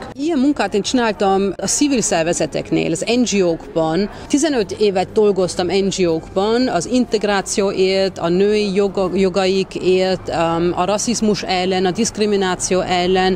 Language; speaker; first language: Hungarian; early bilingual, heritage; Hungarian